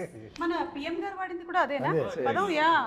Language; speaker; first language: Telugu; native; Telugu